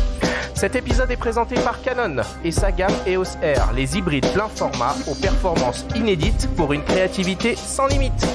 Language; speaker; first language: French; native; French